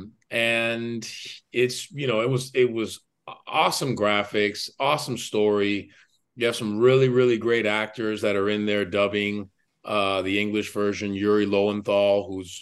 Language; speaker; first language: English; native; English